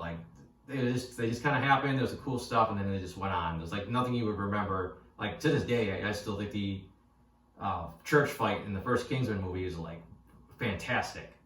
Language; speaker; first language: English; native; English